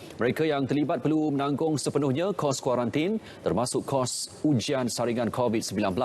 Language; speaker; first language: Malay; native; Malay